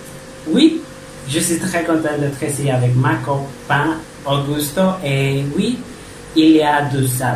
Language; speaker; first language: French; non-native, learner; Spanish